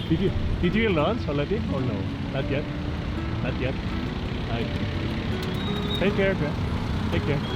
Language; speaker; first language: English; non-native, learner; Korean